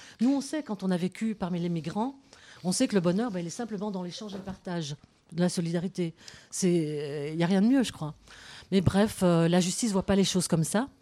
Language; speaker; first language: French; native; French